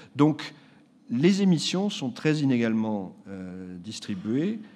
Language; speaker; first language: French; native; French